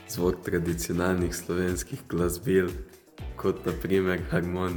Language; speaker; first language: Slovenian; early bilingual, heritage; Slovenian